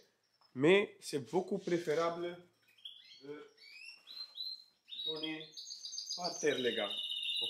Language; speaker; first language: French; non-native, fluent; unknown